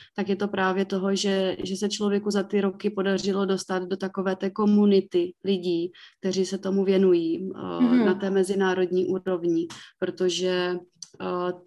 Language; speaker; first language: Czech; native; Czech